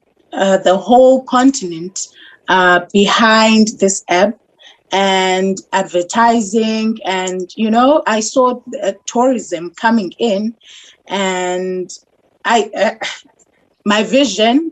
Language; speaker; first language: English; non-native, local second language; Xhosa